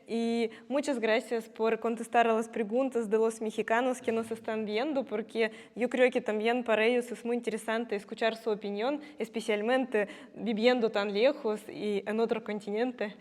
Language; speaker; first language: Spanish; non-native, fluent; Russian